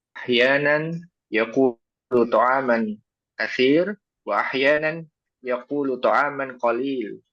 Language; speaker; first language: Arabic; non-native, learner; Indonesian